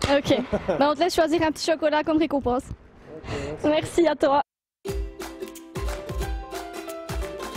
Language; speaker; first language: French; native; French